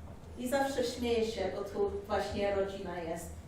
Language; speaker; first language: Polish; early bilingual, heritage; Polish